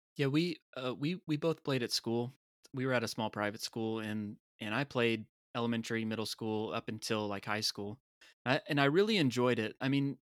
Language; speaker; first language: English; native; English